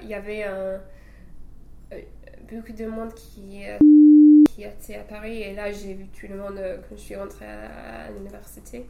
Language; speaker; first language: French; non-native, fluent; English